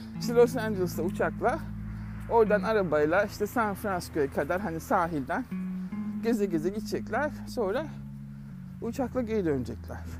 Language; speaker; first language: Turkish; native; Turkish